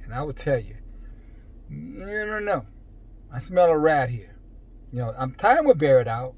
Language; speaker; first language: English; native; English